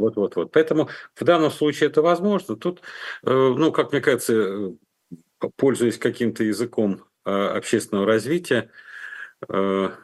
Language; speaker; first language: Russian; native; Russian